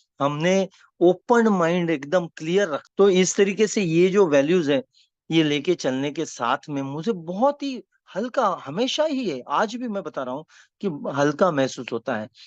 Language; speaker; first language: Hindi; non-native, local second language; Marathi